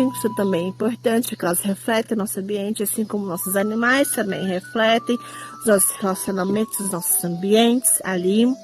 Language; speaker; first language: Portuguese; native; Portuguese